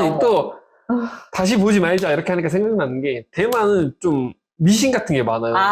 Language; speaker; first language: Korean; native; Korean